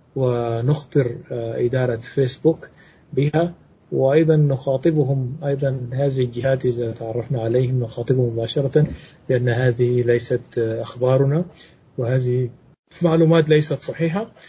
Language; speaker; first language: Arabic; native; Arabic